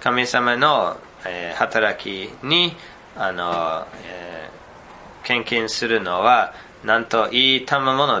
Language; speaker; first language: Japanese; non-native, fluent; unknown